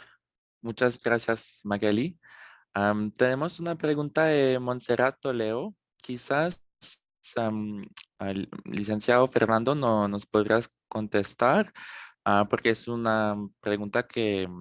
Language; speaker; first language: Spanish; non-native, fluent; French